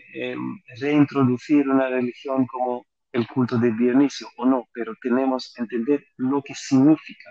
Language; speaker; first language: Spanish; non-native, fluent; Greek